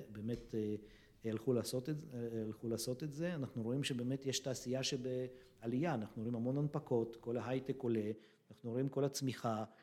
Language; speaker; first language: Hebrew; early bilingual, other home language; Russian